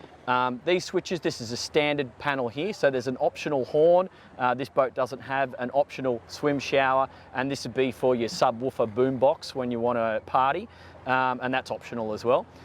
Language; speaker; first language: English; native; English